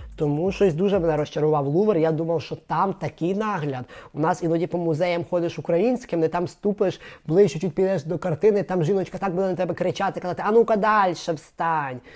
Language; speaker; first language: Ukrainian; native; Ukrainian